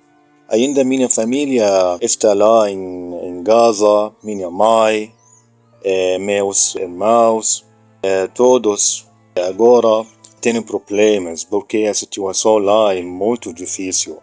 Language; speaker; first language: Portuguese; non-native, learner; Arabic